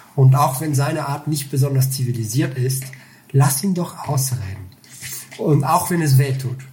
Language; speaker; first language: German; non-native, fluent; Bulgarian